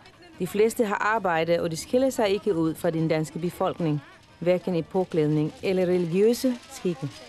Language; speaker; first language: Danish; non-native, fluent; Filipino